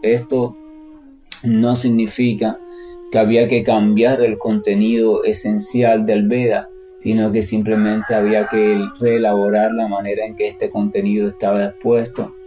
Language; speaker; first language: Spanish; native; Spanish